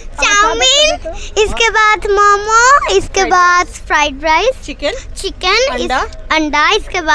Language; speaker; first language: Hindi; non-native, local second language; Bangla